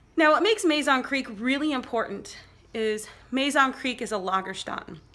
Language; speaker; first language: English; native; English